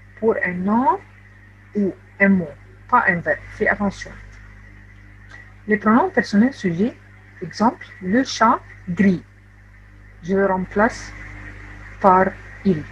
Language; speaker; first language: French; non-native, fluent; Arabic